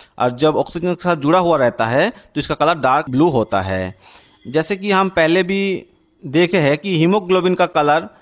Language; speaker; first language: Hindi; non-native, local second language; Bangla